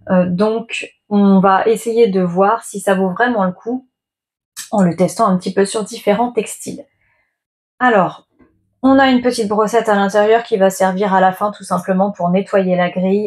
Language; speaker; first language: French; native; French